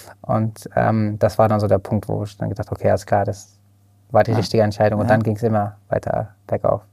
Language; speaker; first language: German; native; German